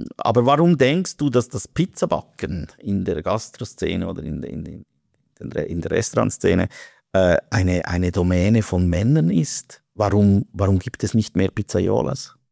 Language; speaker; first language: German; native; German